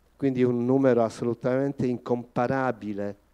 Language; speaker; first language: Italian; non-native, fluent; Polish